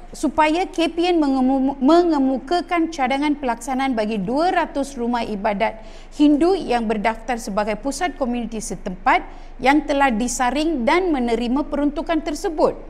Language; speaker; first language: Malay; non-native, local second language; Tamil